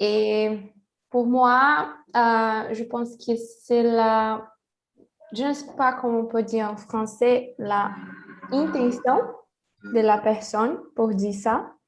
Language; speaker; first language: French; non-native, learner; Portuguese